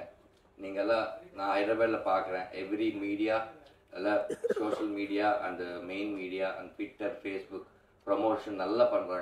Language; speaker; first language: Tamil; non-native, learner; Telugu